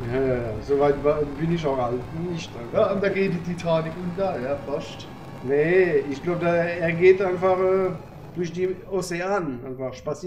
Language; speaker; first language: German; non-native, learner; French